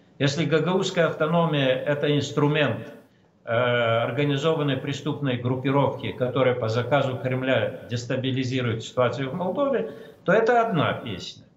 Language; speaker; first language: Russian; non-native, local second language; Romanian